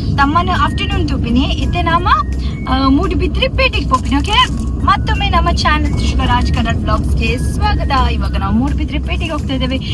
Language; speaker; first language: Kannada; non-native, local second language; Tulu